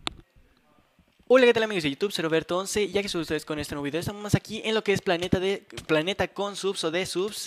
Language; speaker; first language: Spanish; native; Spanish